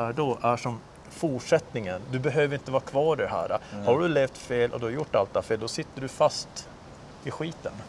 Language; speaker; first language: Swedish; native; Swedish